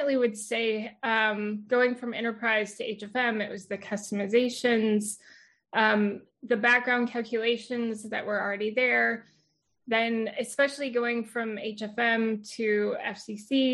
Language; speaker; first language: English; native; English